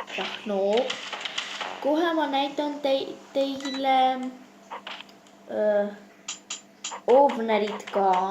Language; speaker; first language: Estonian; non-native, local second language; Russian